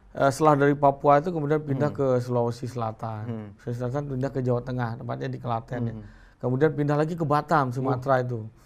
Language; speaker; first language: Indonesian; native; Indonesian